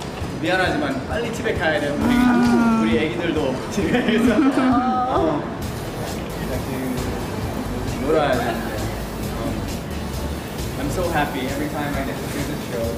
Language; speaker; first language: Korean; early bilingual, heritage; English